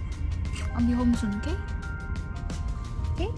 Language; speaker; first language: English; non-native, fluent; Indonesian